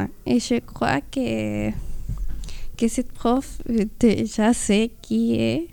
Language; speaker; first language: French; non-native, learner; Spanish